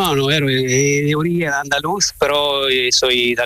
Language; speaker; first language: Spanish; non-native, learner; Italian